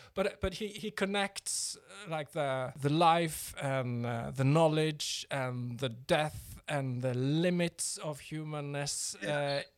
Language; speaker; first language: English; non-native, fluent; Norwegian